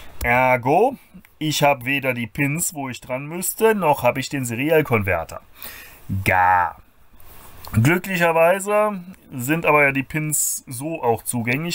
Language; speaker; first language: German; native; German